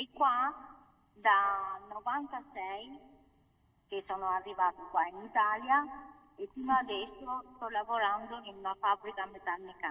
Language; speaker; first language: Italian; non-native, fluent; Albanian